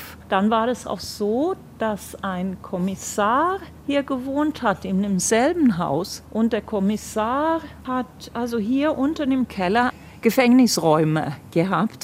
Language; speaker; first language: German; non-native, fluent; Swedish